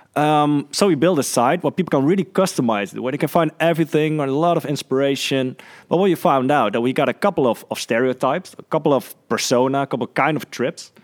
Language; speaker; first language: English; non-native, fluent; Dutch